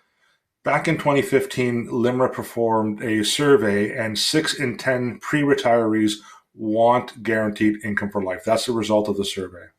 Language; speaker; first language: English; native; English